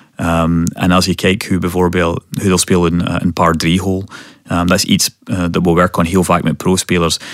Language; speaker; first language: Dutch; non-native, fluent; English